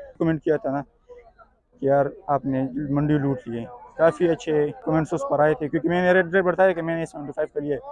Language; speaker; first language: Urdu; non-native, local second language; Pashto